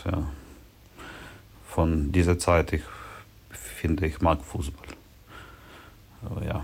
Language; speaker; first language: German; non-native, learner; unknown